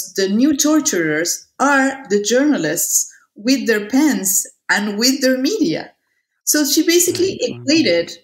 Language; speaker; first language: English; non-native, fluent; Spanish